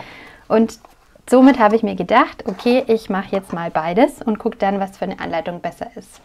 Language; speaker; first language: German; native; German